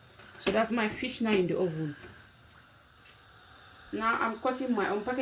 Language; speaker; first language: English; non-native, local second language; Mandingo